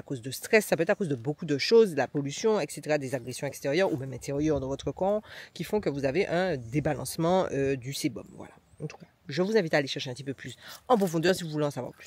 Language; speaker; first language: French; native; French